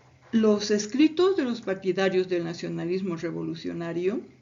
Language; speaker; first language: Spanish; native; Spanish